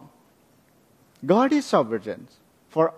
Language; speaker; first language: English; non-native, local second language; Nepali